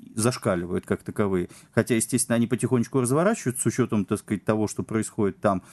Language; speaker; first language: Russian; native; Russian